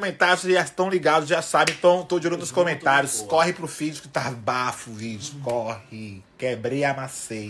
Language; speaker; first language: Portuguese; native; Portuguese